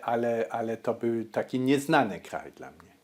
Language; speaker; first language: Polish; early bilingual, heritage; Polish